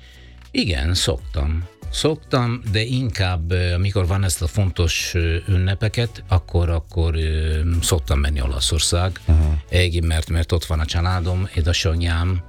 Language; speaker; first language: Hungarian; non-native, fluent; Italian